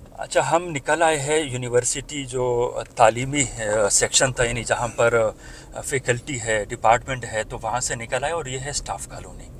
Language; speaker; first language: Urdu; native; Urdu